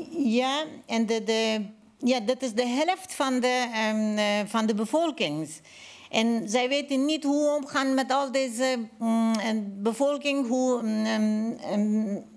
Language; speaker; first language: Dutch; non-native, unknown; Persian